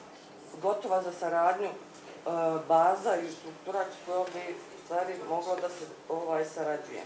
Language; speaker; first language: Bosnian; native; Bosnian